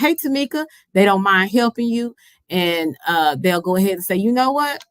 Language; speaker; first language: English; native; English